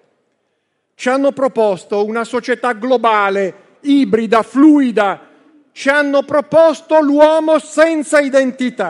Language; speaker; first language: Italian; native; Italian